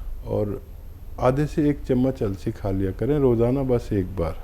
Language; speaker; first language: Hindi; native; Hindi